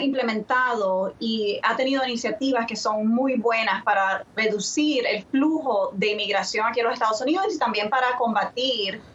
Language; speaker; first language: Spanish; early bilingual, other home language; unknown